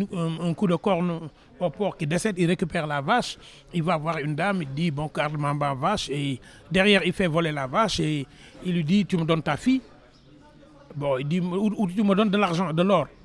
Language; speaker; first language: French; non-native, local second language; Wolof